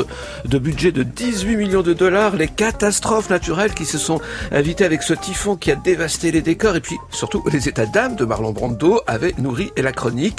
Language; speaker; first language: French; native; French